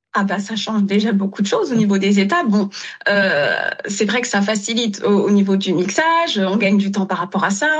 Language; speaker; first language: French; non-native, local second language; Wolof